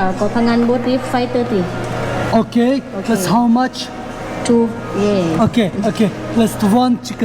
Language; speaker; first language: English; non-native, learner; Turkish